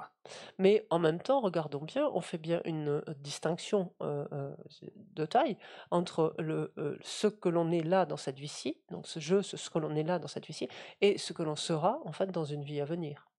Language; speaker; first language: French; native; French